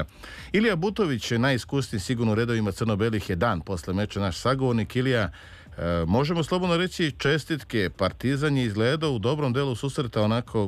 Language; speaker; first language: Serbian; native; Serbian